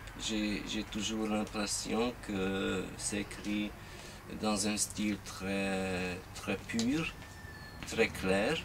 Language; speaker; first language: French; non-native, fluent; Hungarian